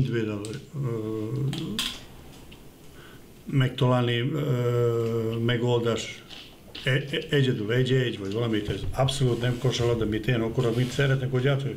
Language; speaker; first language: Hungarian; non-native, learner; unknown